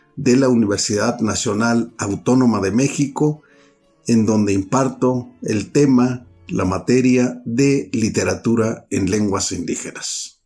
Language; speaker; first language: Spanish; non-native, local second language; Nahuatl languages